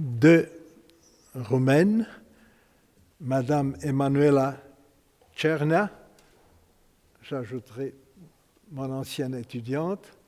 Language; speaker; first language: French; non-native, fluent; Romanian